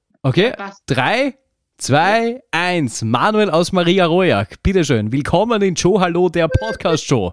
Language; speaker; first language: German; native; German